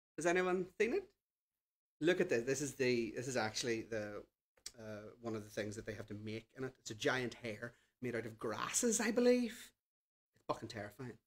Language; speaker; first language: English; native; English